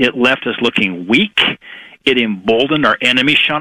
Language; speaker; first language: English; native; English